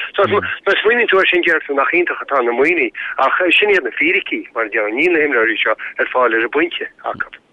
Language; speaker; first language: Irish; native; Irish